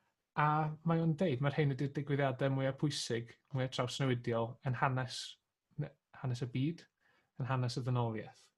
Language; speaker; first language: Welsh; native; Welsh